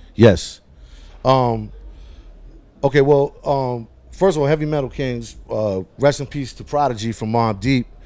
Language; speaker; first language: English; native; English